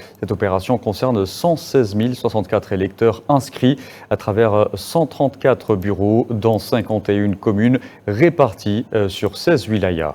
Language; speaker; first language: French; non-native, local second language; Arabic